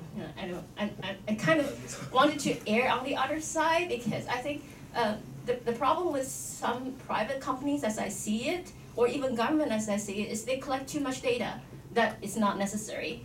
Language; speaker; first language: English; non-native, fluent; Chinese